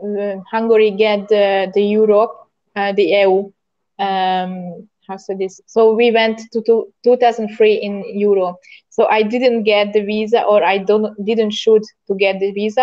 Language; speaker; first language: English; non-native, learner; Hungarian